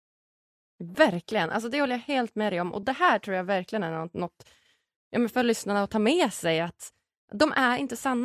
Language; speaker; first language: Swedish; native; Swedish